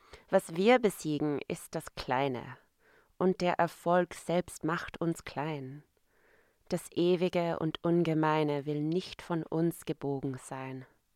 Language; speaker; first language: German; non-native, fluent; English